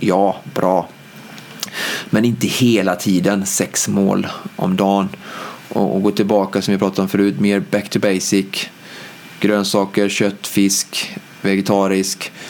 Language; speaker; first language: Swedish; native; Swedish